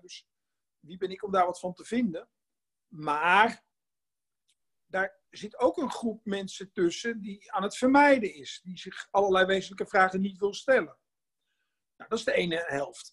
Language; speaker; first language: Dutch; native; Dutch